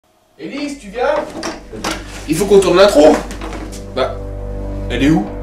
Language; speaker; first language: French; native; French